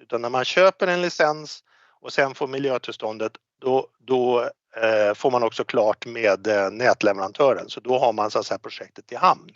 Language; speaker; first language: Swedish; native; Swedish